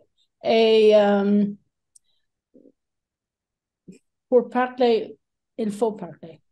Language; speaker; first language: French; non-native, fluent; English